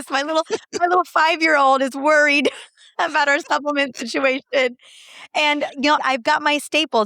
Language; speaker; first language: English; native; English